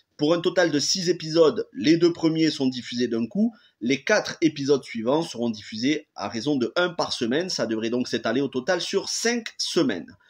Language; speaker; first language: French; native; French